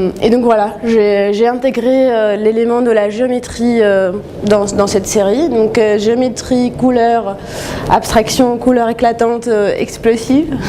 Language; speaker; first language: French; non-native, local second language; Arabic